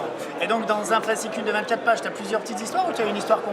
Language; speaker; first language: French; native; French